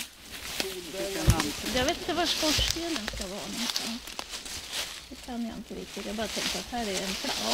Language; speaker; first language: Swedish; native; Swedish